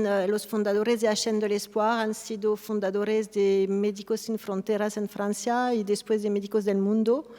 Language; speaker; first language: Spanish; non-native, fluent; French